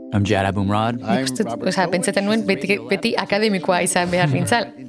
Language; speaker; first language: Basque; native; Basque